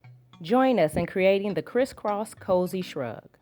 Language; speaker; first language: English; native; English